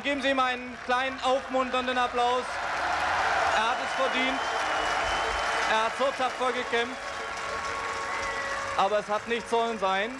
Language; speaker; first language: German; native; German